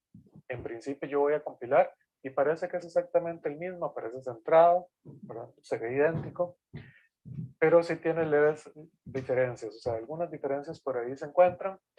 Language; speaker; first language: Spanish; native; Spanish